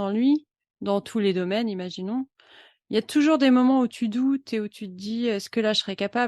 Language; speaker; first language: French; native; French